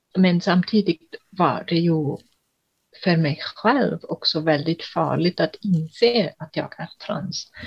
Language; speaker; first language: Swedish; non-native, fluent; German